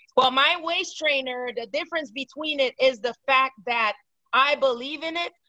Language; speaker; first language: English; non-native, fluent; Haitian Creole